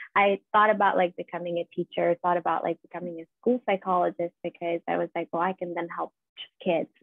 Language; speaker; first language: English; non-native, fluent; Persian